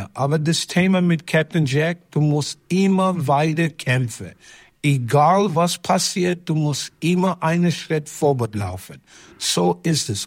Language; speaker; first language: German; non-native, fluent; English